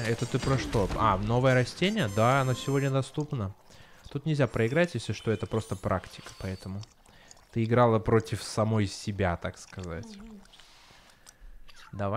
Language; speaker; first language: Russian; native; Russian